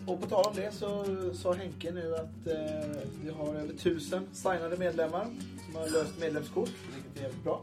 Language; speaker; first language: Swedish; native; Swedish